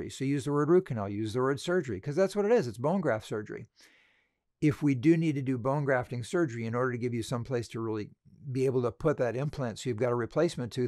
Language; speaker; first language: English; native; English